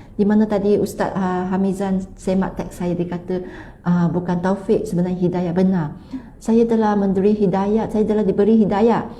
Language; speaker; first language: Malay; non-native, local second language; Chinese